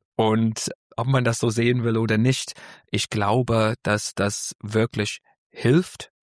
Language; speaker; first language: German; non-native, fluent; English